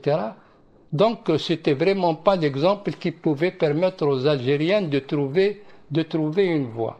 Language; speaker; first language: French; non-native, local second language; Arabic